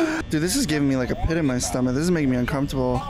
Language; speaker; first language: English; native; English